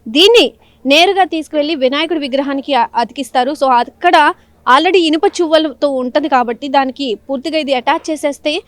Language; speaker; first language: Telugu; native; Telugu